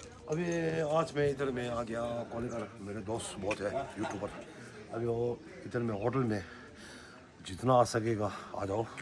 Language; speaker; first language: Hindi; non-native, local second language; Tibetan